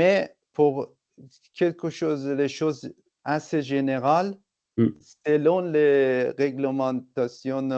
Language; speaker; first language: French; non-native, fluent; Persian